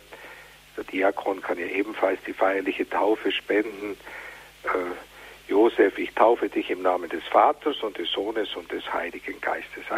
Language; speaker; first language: German; native; German